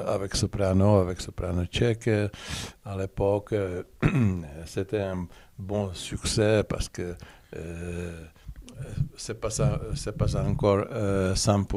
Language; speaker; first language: French; non-native, learner; Czech